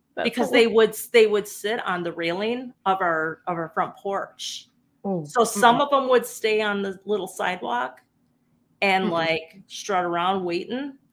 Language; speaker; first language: English; native; English